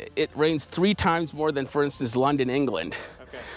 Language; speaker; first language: English; native; English